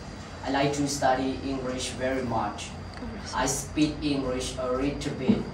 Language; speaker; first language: English; non-native, learner; Hmong